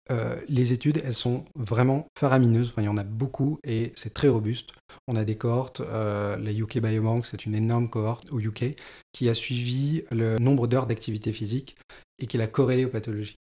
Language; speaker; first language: French; native; French